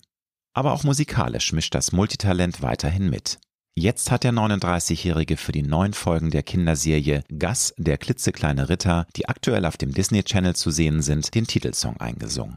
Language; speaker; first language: German; native; German